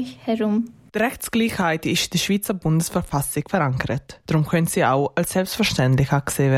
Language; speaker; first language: German; native; German